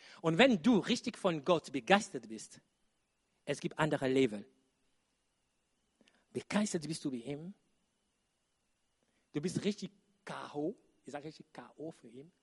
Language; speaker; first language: German; non-native, fluent; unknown